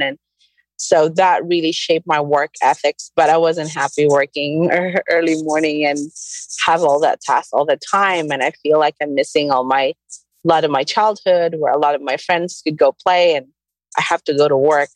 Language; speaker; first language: English; non-native, local second language; Cebuano